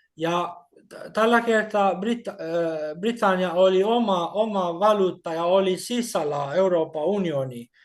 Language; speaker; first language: Finnish; non-native, learner; Albanian